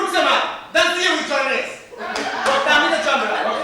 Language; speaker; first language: Dutch; non-native, local second language; Papiamento